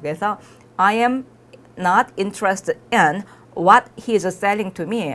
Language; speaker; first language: English; non-native, fluent; Korean